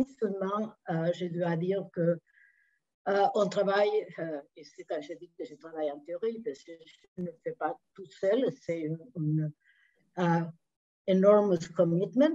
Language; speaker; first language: French; non-native, fluent; Spanish